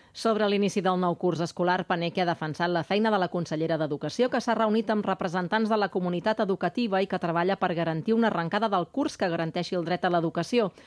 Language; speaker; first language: Catalan; native; Catalan